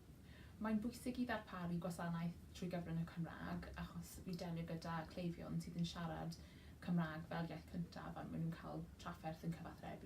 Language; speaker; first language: Welsh; non-native, local second language; English